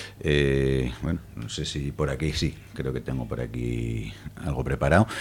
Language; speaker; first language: Spanish; native; Spanish